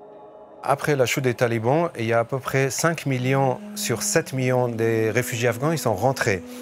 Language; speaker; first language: French; early bilingual, other home language; Persian